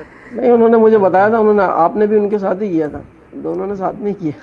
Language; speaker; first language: Hindi; non-native, fluent; Urdu